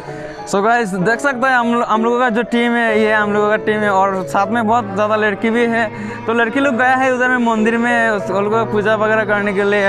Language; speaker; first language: Hindi; non-native, local second language; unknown